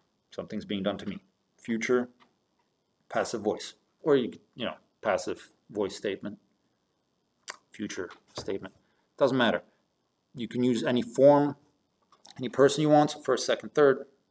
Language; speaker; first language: English; native; English